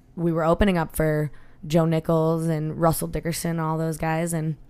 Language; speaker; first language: English; native; English